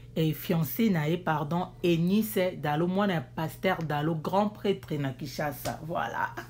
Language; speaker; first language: French; non-native, local second language; Lingala